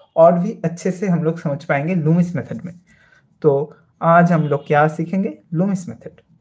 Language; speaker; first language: Hindi; non-native, local second language; Bangla